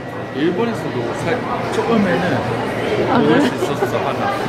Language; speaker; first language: Korean; non-native, learner; Japanese